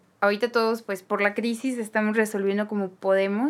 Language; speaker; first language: Spanish; native; Spanish